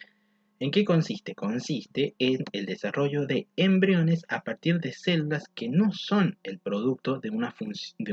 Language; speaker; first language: Spanish; native; Spanish